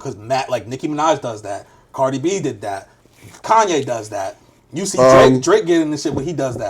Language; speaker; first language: English; native; English